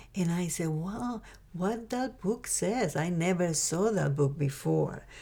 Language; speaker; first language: English; non-native, fluent; Spanish